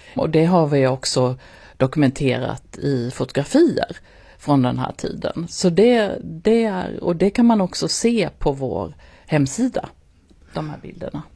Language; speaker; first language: Swedish; native; Swedish